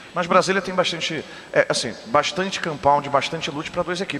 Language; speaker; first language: Portuguese; native; Portuguese